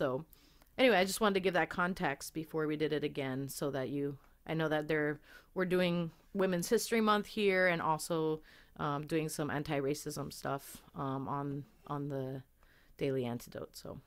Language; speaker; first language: English; early bilingual, other home language; Spanish